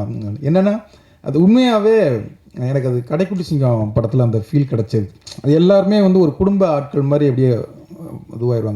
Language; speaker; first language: Tamil; native; Tamil